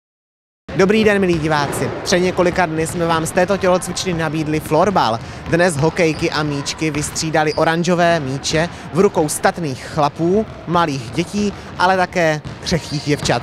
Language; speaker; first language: Czech; native; Czech